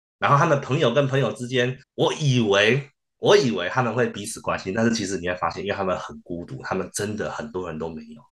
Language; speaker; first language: Chinese; early bilingual, heritage; Chinese